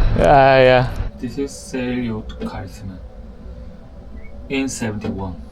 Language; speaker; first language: English; non-native, learner; Korean